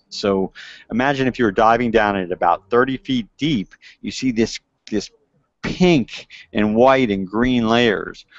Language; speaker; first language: English; native; English